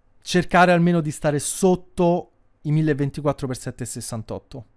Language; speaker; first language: Italian; native; Italian